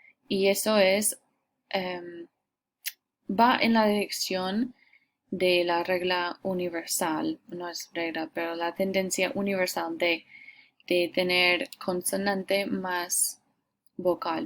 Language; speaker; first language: Spanish; non-native, fluent; English